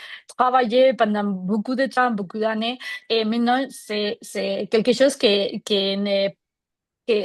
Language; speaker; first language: French; non-native, fluent; Spanish